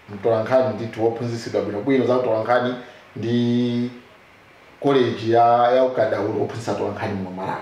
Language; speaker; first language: Nyanja; non-native, local second language; Tumbuka